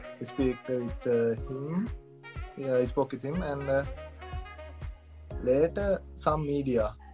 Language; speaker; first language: English; non-native, local second language; Sinhala